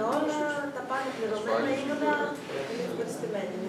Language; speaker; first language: Greek; early bilingual, other home language; Russian